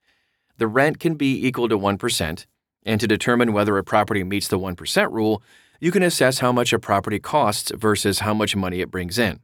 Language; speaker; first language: English; native; English